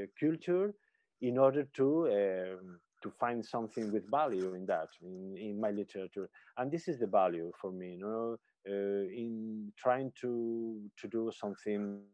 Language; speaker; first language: English; non-native, learner; Spanish